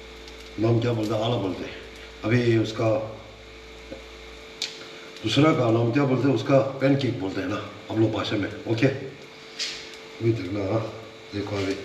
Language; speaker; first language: Hindi; non-native, local second language; Tibetan